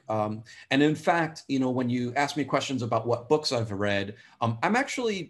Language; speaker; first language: English; native; English